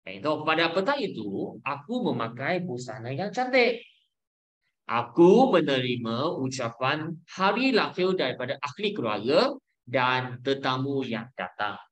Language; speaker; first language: Malay; non-native, local second language; Chinese